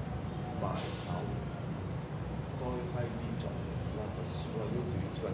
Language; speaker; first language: Vietnamese; non-native, learner; Japanese